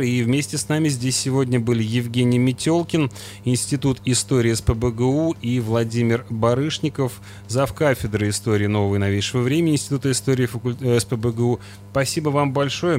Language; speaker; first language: Russian; native; Russian